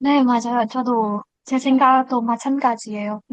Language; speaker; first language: Korean; non-native, learner; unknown